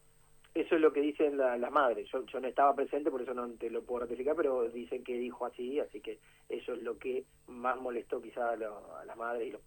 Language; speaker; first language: Spanish; native; Spanish